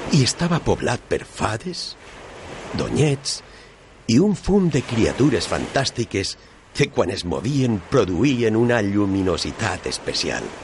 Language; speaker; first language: Catalan; non-native, local second language; Spanish